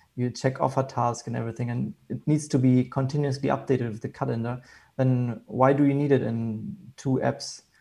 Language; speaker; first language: English; non-native, fluent; German